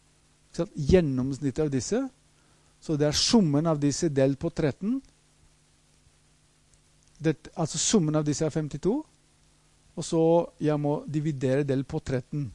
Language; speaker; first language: Norwegian; non-native, fluent; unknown